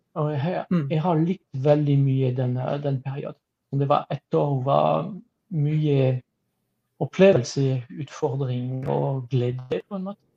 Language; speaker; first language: Norwegian; non-native, fluent; French